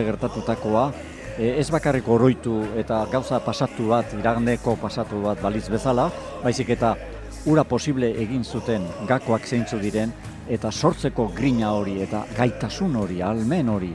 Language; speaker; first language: Basque; native; Basque